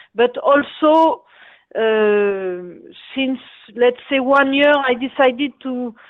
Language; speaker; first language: English; non-native, fluent; French